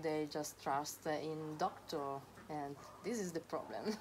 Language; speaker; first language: English; non-native, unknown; Italian